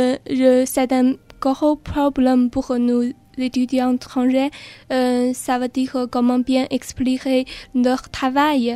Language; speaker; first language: French; non-native, learner; Chinese